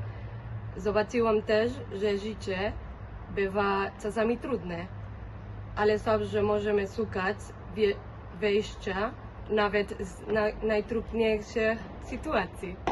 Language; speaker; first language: Polish; non-native, fluent; Spanish